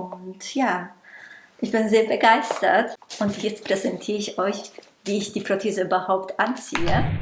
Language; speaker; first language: German; non-native, local second language; Polish